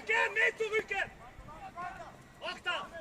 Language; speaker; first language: German; native; German